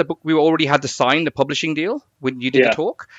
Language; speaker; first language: English; native; English